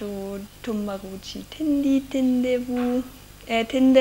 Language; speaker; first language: Kannada; non-native, learner; German